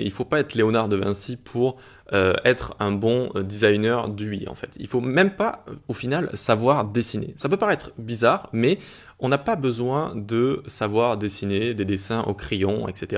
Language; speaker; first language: French; native; French